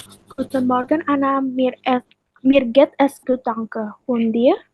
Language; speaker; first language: German; non-native, learner; Indonesian